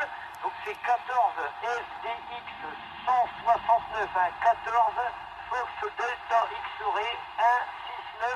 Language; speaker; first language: French; native; French